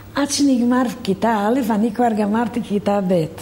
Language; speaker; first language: Hebrew; non-native, fluent; Romanian